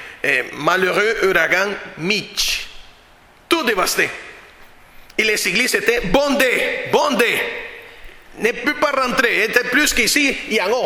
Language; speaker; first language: French; non-native, fluent; Spanish